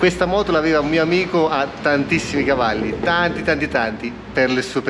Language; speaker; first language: Italian; native; Italian